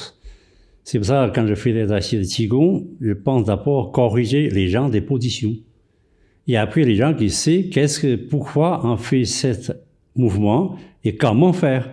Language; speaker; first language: French; non-native, fluent; Chinese